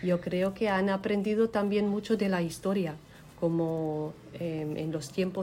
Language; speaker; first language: Spanish; non-native, fluent; German